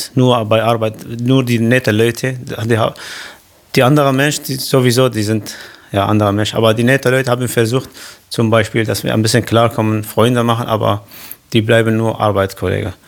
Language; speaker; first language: German; non-native, local second language; Kurdish